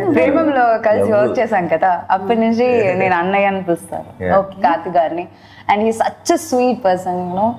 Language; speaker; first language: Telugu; non-native, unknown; Malayalam